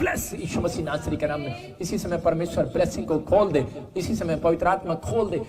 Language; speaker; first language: Hindi; non-native, local second language; Punjabi